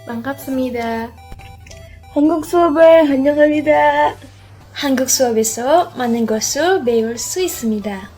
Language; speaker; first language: Korean; non-native, learner; Indonesian